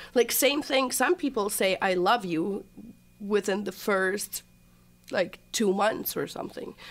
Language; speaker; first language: English; non-native, fluent; Russian